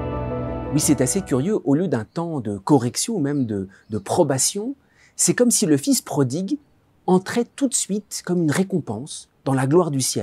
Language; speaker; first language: French; native; French